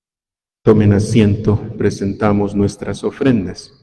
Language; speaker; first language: Spanish; native; Spanish